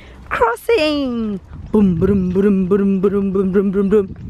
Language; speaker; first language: English; non-native, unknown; Vietnamese